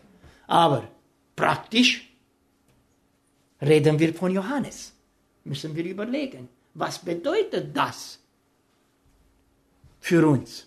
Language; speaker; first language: German; non-native, fluent; Romanian